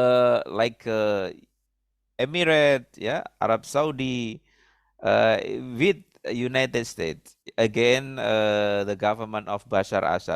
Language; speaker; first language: English; non-native, learner; Indonesian